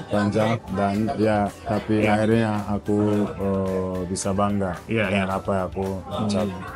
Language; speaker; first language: Indonesian; non-native, fluent; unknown